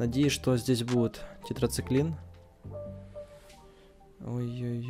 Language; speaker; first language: Russian; native; Russian